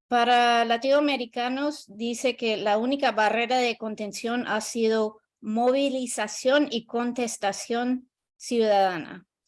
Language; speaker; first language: Spanish; non-native, learner; English